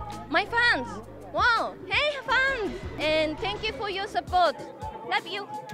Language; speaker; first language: English; non-native, learner; Spanish